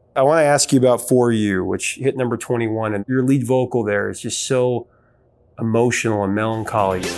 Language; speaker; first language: English; native; English